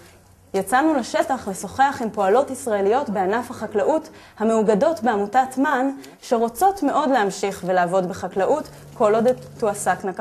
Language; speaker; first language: Hebrew; native; Hebrew